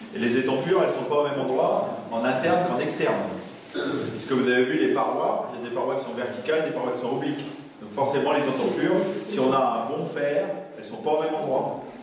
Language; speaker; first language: French; native; French